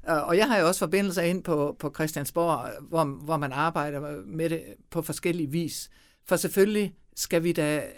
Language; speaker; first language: Danish; native; Danish